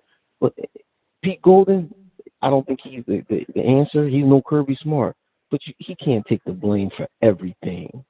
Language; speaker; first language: English; native; English